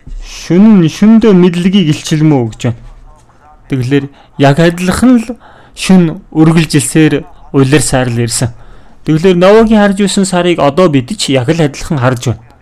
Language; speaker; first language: Mongolian; non-native, fluent; Korean